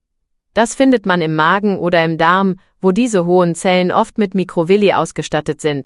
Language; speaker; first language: German; native; German